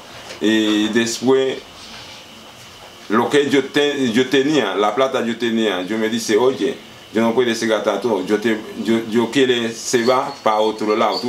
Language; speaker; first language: Spanish; non-native, learner; Haitian Creole